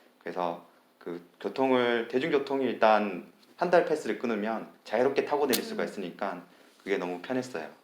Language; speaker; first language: Korean; native; Korean